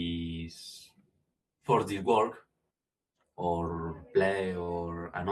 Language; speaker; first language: English; non-native, learner; Spanish